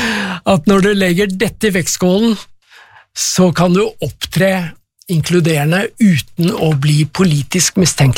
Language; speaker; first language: Norwegian; native; Norwegian